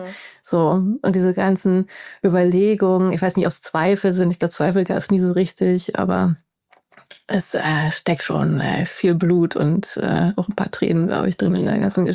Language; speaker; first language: German; native; German